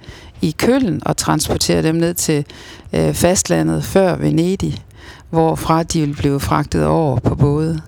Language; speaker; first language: Danish; native; Danish